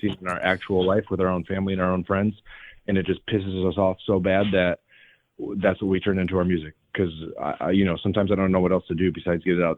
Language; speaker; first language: English; native; English